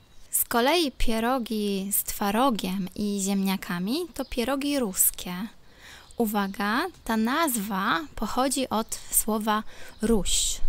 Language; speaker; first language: Polish; non-native, local second language; Ukrainian